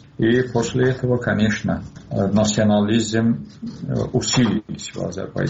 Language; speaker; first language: Russian; non-native, local second language; Azerbaijani